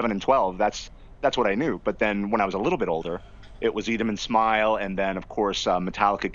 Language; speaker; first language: English; native; English